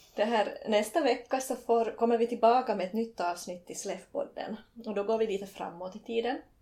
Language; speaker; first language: Swedish; native; Swedish